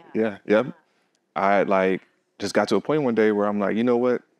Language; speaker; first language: English; native; English